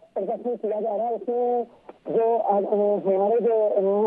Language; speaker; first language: Hindi; native; Hindi